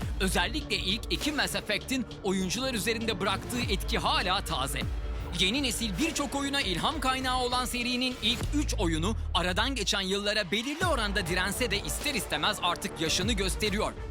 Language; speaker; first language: Turkish; native; Turkish